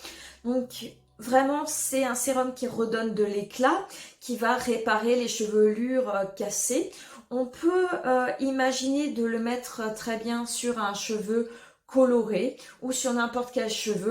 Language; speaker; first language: French; native; French